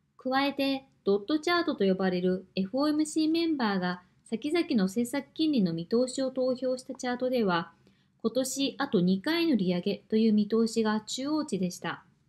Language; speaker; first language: Japanese; native; Japanese